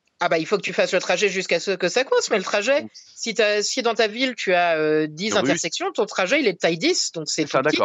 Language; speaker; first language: French; native; French